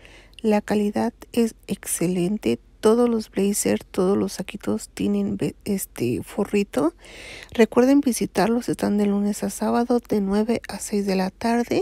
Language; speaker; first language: Spanish; native; Spanish